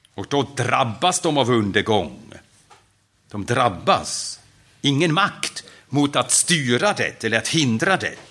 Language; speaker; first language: Swedish; non-native, fluent; German